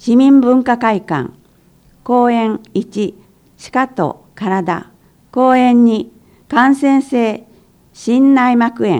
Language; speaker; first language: Japanese; native; Japanese